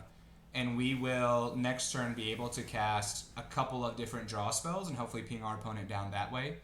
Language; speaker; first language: English; native; English